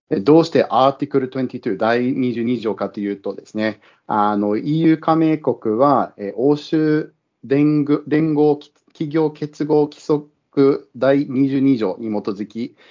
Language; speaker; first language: Japanese; non-native, fluent; English